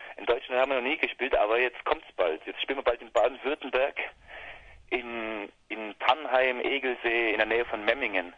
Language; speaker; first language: German; native; German